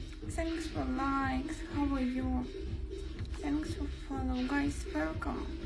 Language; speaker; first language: English; non-native, learner; Russian